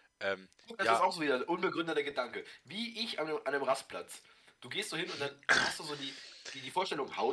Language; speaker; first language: German; native; German